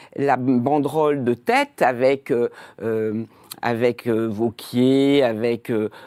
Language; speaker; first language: French; native; French